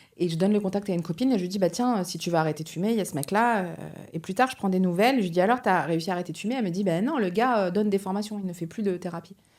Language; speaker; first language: French; early bilingual, other home language; Portuguese